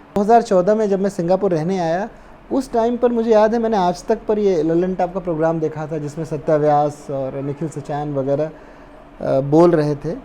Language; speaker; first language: Hindi; native; Hindi